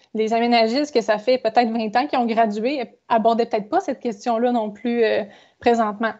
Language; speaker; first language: French; native; French